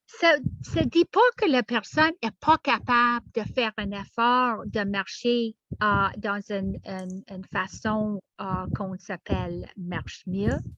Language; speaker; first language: French; non-native, learner; English